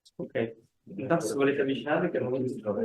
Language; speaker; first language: Italian; native; Italian